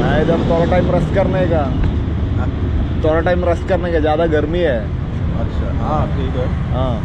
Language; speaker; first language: Hindi; non-native, local second language; Malayalam